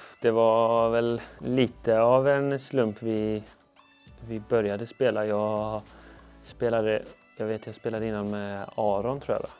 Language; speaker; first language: Swedish; native; Swedish